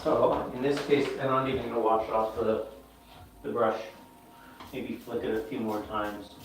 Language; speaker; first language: English; native; English